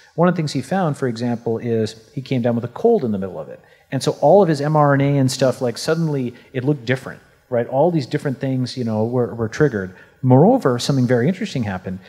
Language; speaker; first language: English; native; English